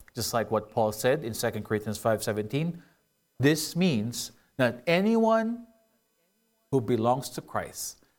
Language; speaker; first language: English; non-native, local second language; Filipino